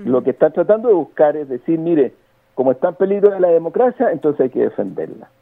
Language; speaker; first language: Spanish; native; Spanish